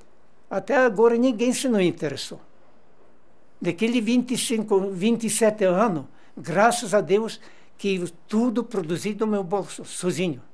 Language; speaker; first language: Portuguese; non-native, learner; Ukrainian